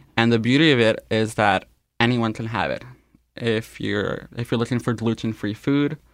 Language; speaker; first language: English; non-native, fluent; Spanish